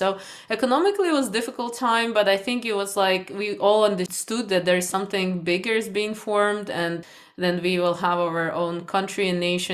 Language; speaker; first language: English; non-native, fluent; Ukrainian